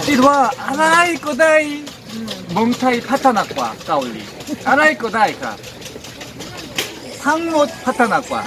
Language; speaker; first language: Thai; non-native, learner; Korean